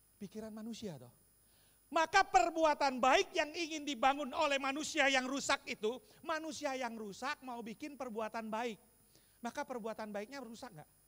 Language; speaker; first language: Indonesian; native; Indonesian